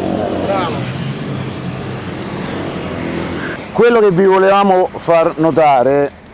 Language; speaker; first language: Italian; native; Italian